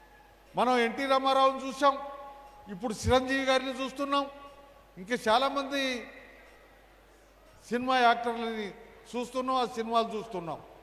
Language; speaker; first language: Telugu; native; Telugu